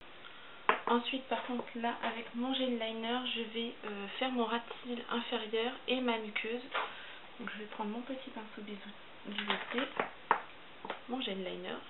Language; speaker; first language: French; native; French